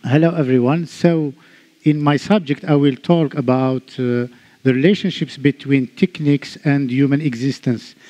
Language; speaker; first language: English; non-native, learner; Arabic